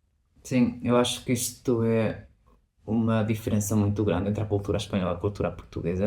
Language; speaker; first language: Portuguese; non-native, fluent; Spanish